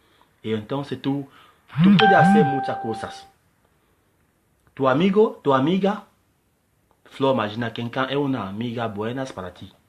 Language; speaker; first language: Spanish; non-native, learner; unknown